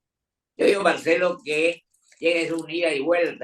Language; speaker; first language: Spanish; native; Spanish